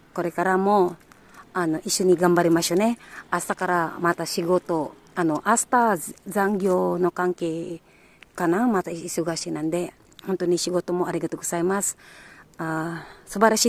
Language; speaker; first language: Japanese; non-native, learner; Filipino